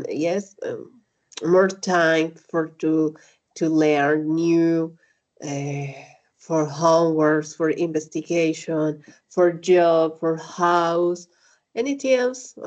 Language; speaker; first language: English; non-native, learner; Spanish